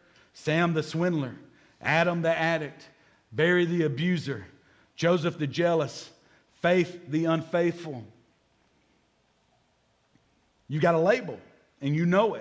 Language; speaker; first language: English; native; English